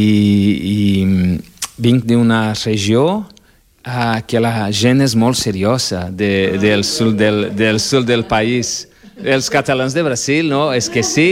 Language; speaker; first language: Catalan; non-native, fluent; Portuguese